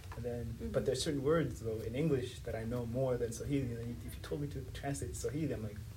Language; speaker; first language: English; non-native, local second language; Swahili